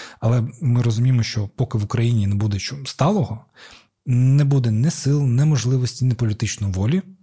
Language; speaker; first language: Ukrainian; native; Ukrainian